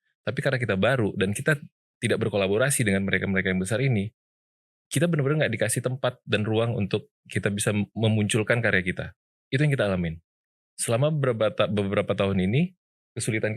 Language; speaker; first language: Indonesian; native; Indonesian